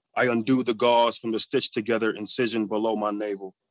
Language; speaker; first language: English; native; English